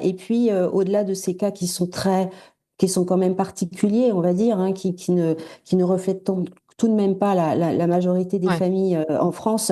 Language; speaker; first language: French; native; French